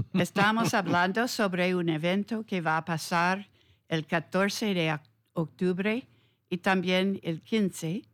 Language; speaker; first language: Spanish; non-native, fluent; English